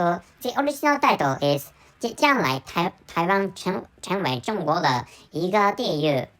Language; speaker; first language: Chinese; non-native, learner; Japanese